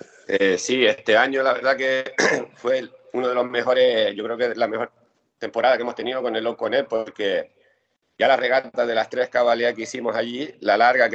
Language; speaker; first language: Spanish; native; Spanish